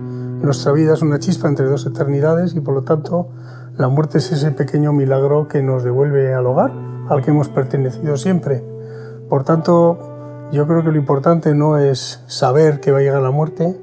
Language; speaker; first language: Spanish; native; Spanish